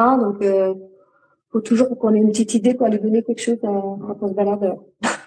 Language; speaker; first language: French; native; French